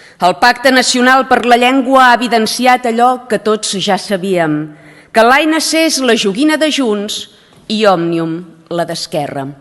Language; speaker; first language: Catalan; native; Catalan